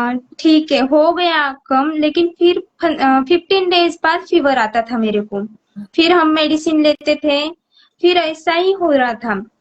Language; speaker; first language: Hindi; native; Hindi